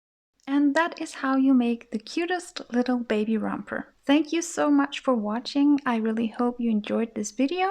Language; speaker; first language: English; non-native, fluent; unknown